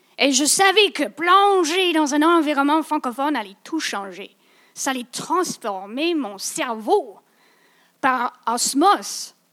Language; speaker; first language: French; non-native, local second language; English